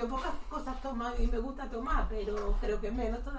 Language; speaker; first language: Spanish; native; Spanish